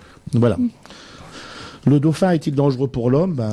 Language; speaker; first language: French; native; French